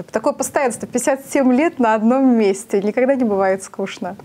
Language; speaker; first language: Russian; native; Russian